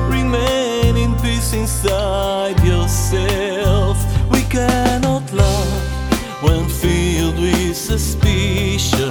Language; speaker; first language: English; non-native, fluent; Ukrainian